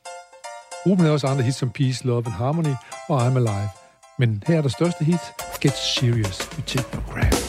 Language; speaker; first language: Danish; native; Danish